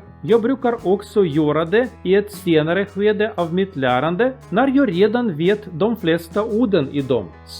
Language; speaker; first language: Swedish; non-native, learner; Russian